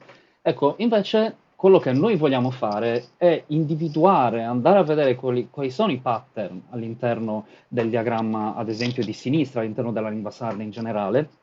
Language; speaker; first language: Italian; native; Italian